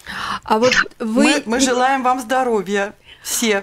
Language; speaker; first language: Russian; native; Russian